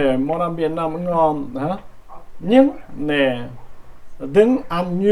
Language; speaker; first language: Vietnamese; non-native, learner; Korean